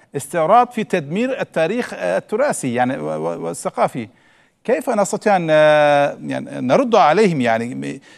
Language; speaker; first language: Arabic; non-native, fluent; Turkish